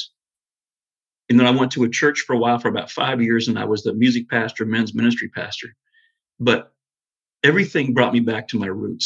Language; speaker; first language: English; native; English